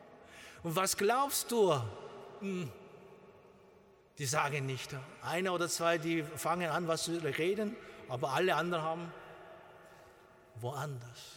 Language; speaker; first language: German; non-native, learner; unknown